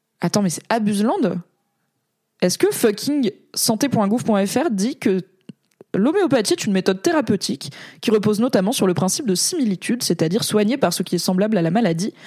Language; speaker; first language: French; native; French